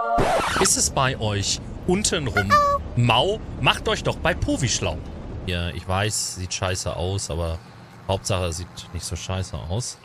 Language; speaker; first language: German; native; German